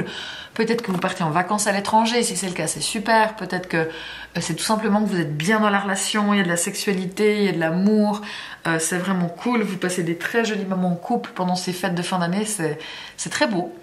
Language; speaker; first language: French; native; French